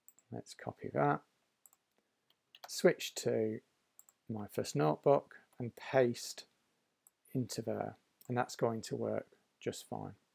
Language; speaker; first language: English; native; English